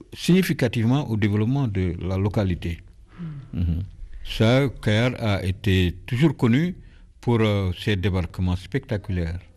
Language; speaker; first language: French; non-native, local second language; Wolof